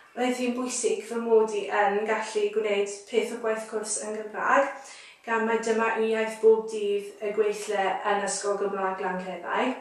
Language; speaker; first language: Welsh; non-native, local second language; English